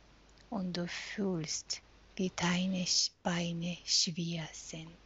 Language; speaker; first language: German; non-native, fluent; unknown